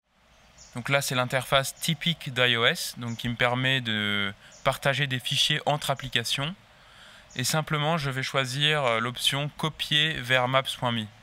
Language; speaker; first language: French; native; French